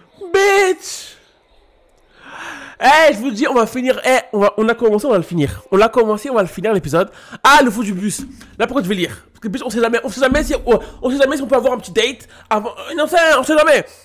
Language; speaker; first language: French; native; French